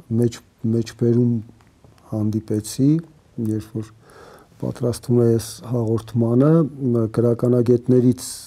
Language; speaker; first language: Armenian; native; Armenian